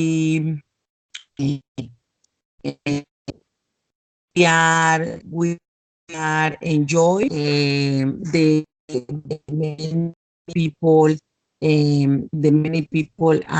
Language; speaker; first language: English; non-native, learner; Spanish